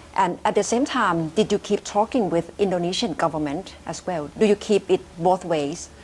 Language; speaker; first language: English; non-native, fluent; Thai